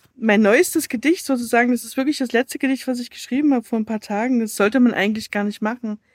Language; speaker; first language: German; native; German